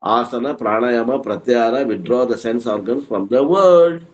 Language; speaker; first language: English; non-native, local second language; Kannada